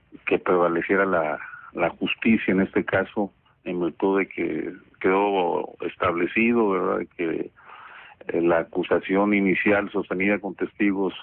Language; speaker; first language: Spanish; native; Spanish